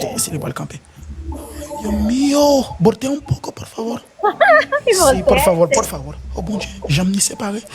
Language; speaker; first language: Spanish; non-native, fluent; Haitian Creole